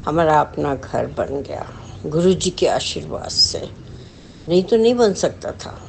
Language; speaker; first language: Hindi; non-native, local second language; Punjabi